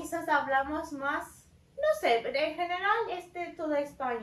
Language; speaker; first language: Spanish; non-native, learner; Turkish